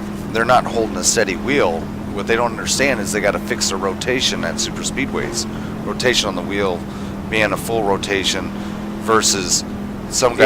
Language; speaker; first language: English; native; English